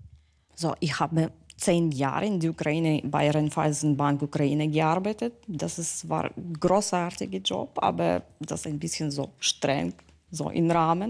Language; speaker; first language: German; non-native, fluent; Ukrainian